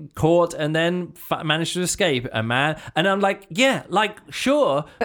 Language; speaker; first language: English; native; English